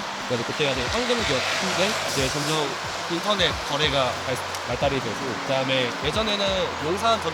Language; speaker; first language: Korean; native; Korean